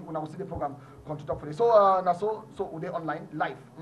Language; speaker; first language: English; native; English